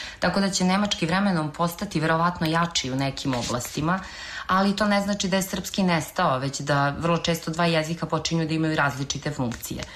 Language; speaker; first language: Serbian; native; Serbian